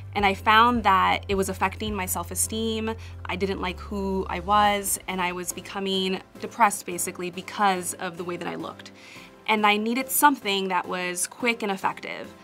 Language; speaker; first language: English; native; English